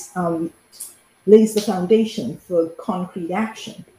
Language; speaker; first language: English; native; English